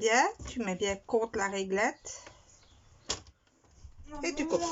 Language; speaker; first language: French; native; French